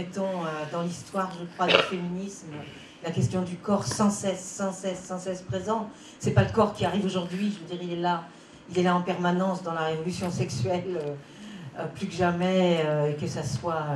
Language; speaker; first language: French; native; French